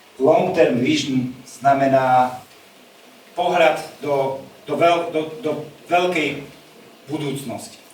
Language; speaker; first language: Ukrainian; non-native, learner; Slovak